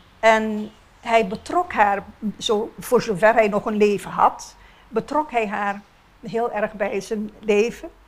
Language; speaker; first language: Dutch; non-native, local second language; Papiamento